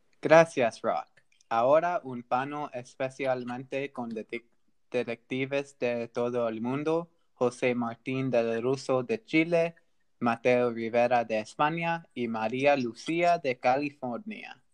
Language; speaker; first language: Spanish; non-native, learner; English